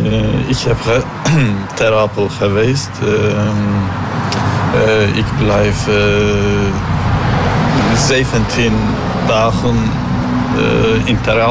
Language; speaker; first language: Dutch; non-native, learner; Turkish